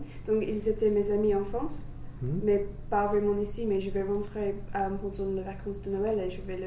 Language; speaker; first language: French; non-native, learner; English